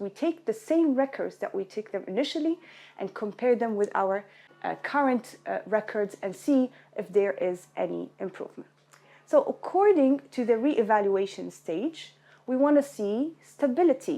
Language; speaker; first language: English; non-native, fluent; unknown